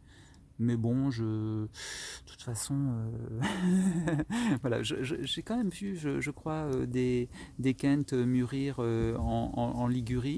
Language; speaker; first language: French; native; French